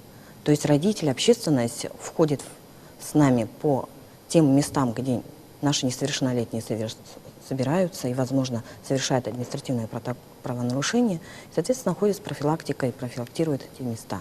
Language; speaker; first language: Russian; native; Russian